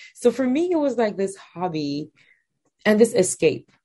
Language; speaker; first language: English; non-native, local second language; Igbo